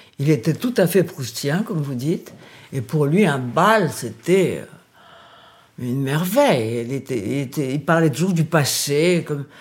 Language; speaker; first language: French; early bilingual, other home language; Portuguese